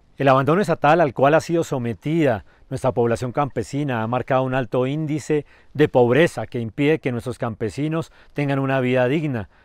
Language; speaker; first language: Spanish; native; Spanish